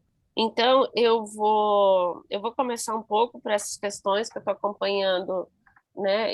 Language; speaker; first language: Portuguese; non-native, learner; Spanish